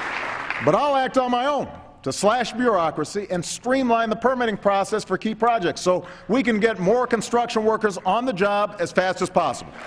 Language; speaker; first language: English; native; English